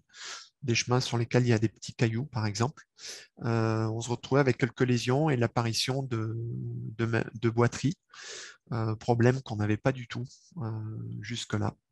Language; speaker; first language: French; native; French